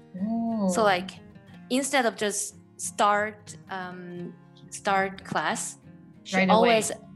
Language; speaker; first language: English; non-native, fluent; Korean